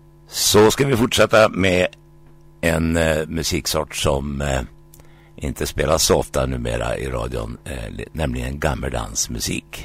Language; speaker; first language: Swedish; native; Swedish